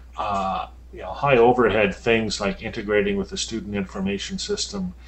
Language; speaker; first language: English; native; English